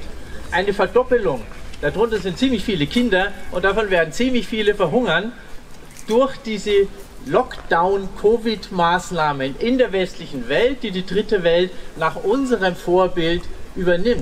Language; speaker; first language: German; native; German